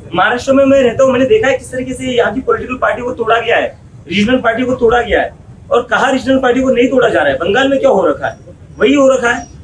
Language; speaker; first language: Hindi; non-native, local second language; Marathi